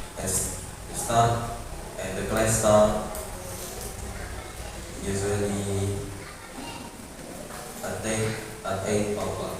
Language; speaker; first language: English; non-native, learner; Indonesian